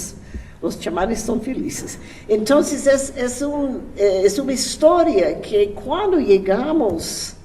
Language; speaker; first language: Spanish; non-native, fluent; English